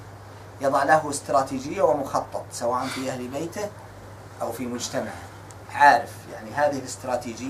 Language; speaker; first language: Arabic; native; Arabic